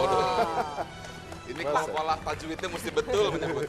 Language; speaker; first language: Indonesian; native; Indonesian